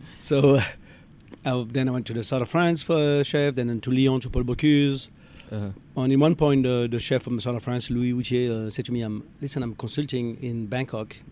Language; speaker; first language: English; non-native, fluent; French